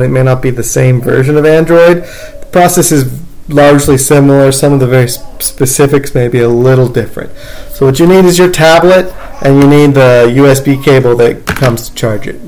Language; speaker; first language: English; native; English